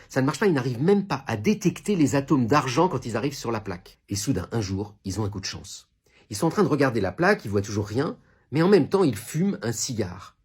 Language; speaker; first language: French; native; French